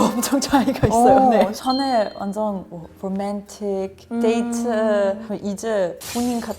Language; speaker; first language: Korean; non-native, learner; German